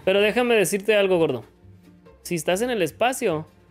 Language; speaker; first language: Spanish; early bilingual, heritage; Spanish